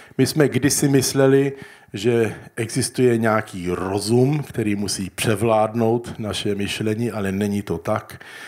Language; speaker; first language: Czech; early bilingual, heritage; Czech